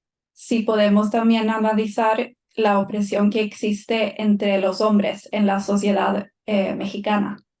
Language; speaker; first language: Spanish; non-native, fluent; Swedish